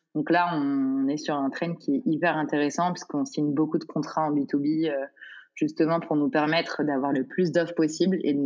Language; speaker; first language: French; native; French